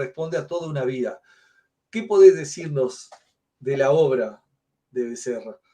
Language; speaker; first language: Spanish; native; Spanish